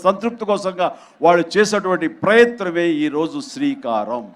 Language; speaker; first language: Telugu; native; Telugu